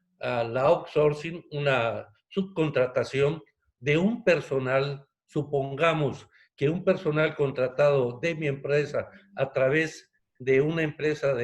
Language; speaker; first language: Spanish; native; Spanish